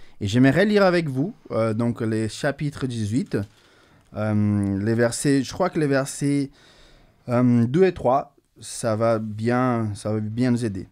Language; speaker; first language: French; non-native, fluent; Portuguese